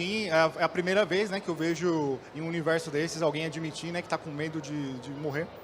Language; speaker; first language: Portuguese; native; Portuguese